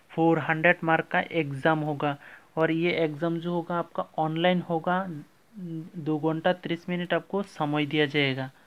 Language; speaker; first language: Hindi; non-native, local second language; Bangla